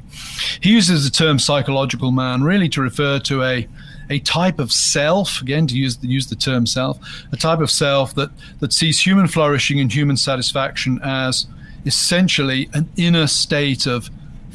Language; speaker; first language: English; native; English